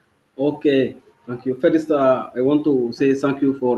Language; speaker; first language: English; non-native, learner; Arabic